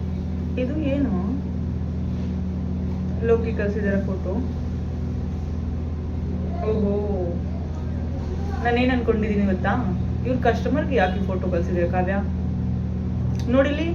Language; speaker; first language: Kannada; non-native, learner; Hindi